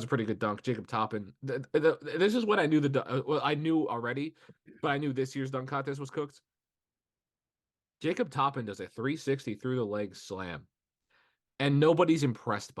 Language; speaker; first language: English; native; English